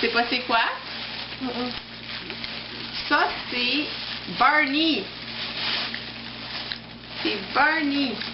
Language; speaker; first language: French; native; French